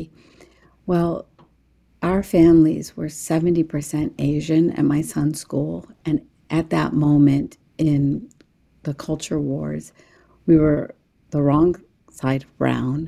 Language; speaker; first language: English; early bilingual, other home language; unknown